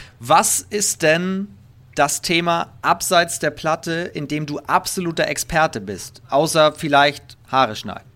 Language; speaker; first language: German; native; German